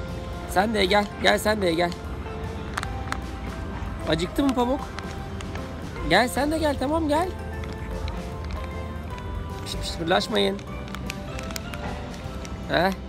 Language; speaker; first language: Turkish; native; Turkish